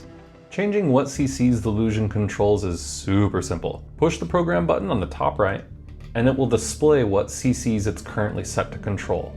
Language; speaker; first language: English; native; English